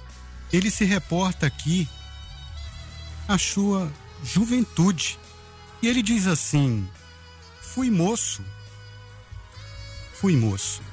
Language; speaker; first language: Portuguese; native; Portuguese